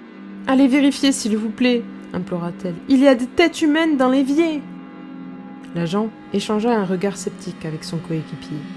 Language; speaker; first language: French; native; French